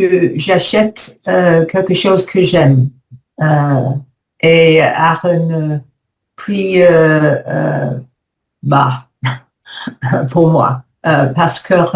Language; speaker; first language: French; non-native, learner; English